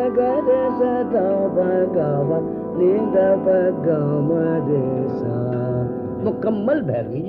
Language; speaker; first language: Urdu; non-native, local second language; Punjabi